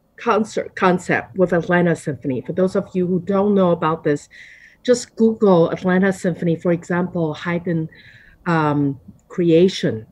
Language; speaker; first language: English; non-native, fluent; Chinese